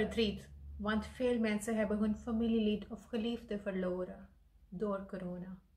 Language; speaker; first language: Dutch; non-native, fluent; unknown